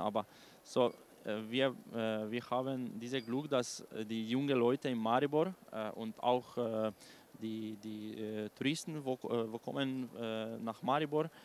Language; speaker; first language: German; non-native, learner; Slovenian